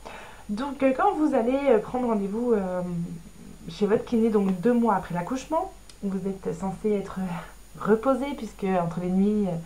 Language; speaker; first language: French; native; French